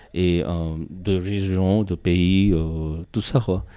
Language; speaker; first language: French; non-native, learner; Tibetan